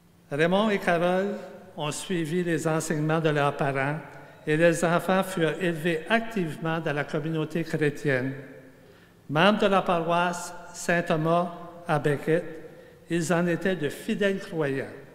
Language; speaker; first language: French; native; French